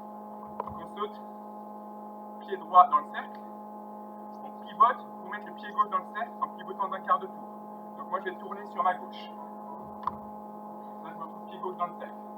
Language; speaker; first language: French; native; French